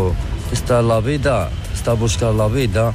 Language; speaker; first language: Spanish; non-native, learner; Arabic